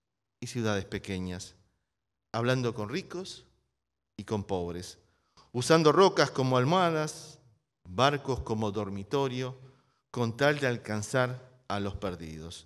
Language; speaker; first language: Spanish; native; Spanish